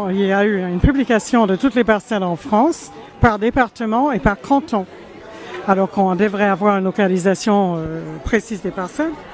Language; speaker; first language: French; non-native, fluent; English